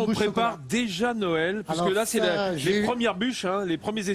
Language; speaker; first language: French; native; French